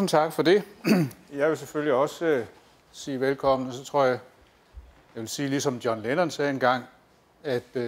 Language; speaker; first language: Danish; native; Danish